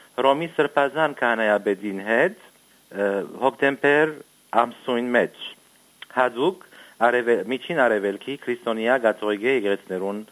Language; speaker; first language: Armenian; early bilingual, heritage; Armenian